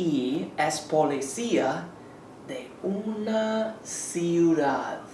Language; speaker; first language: Spanish; non-native, fluent; English